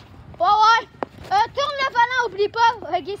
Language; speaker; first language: French; native; French